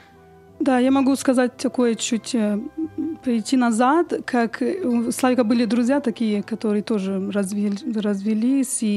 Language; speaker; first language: Russian; early bilingual, heritage; Russian